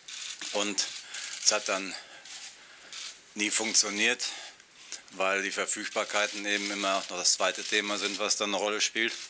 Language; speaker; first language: German; native; German